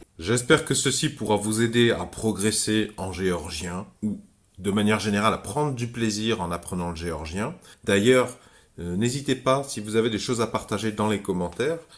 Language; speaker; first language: French; native; French